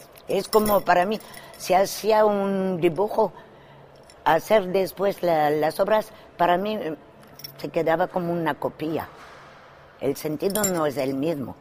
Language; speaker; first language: Spanish; non-native, fluent; French